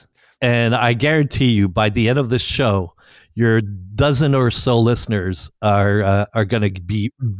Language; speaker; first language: English; non-native, fluent; French